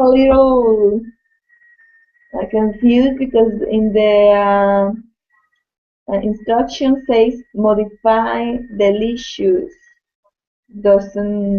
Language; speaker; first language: English; non-native, learner; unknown